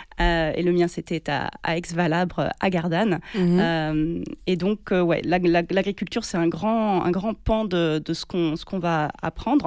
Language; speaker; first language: French; native; French